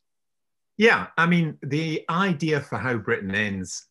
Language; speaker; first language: English; native; English